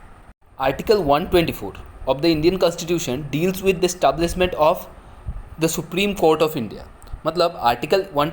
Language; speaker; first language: Hindi; native; Hindi